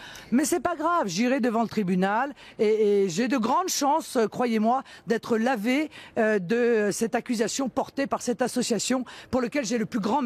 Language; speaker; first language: French; native; French